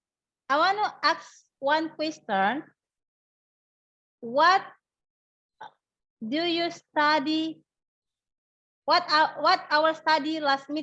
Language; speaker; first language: English; non-native, learner; Indonesian